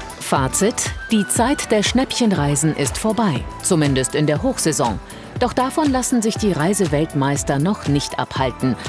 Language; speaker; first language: German; native; German